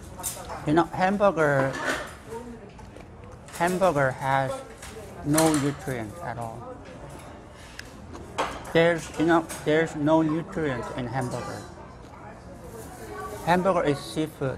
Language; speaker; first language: English; non-native, fluent; Korean